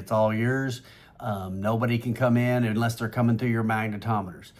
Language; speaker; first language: English; native; English